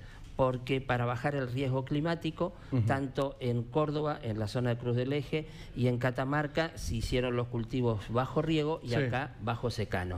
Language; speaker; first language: Spanish; native; Spanish